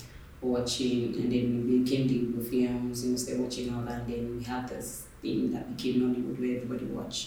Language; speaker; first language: English; non-native, local second language; Yoruba